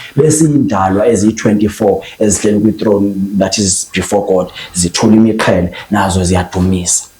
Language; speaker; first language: Zulu; non-native, local second language; Xhosa